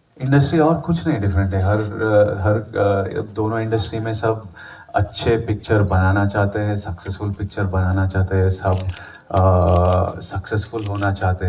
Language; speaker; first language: Hindi; non-native, local second language; Telugu